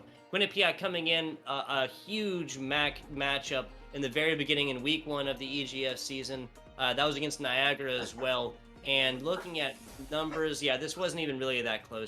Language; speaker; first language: English; native; English